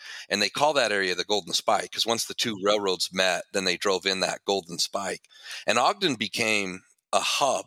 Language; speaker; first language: English; native; English